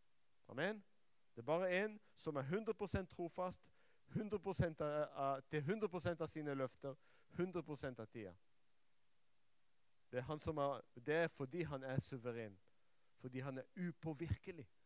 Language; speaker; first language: Swedish; non-native, fluent; Hebrew